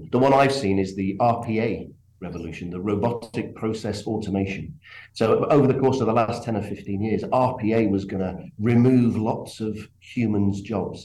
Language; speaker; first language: English; native; English